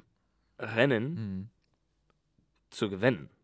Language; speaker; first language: German; non-native, learner; English